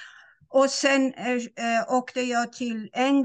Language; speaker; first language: Swedish; non-native, fluent; Persian